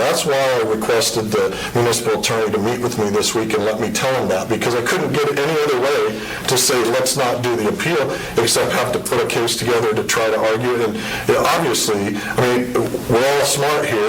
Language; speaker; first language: English; native; English